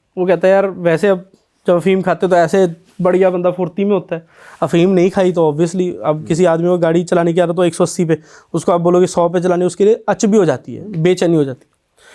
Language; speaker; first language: Hindi; non-native, local second language; Punjabi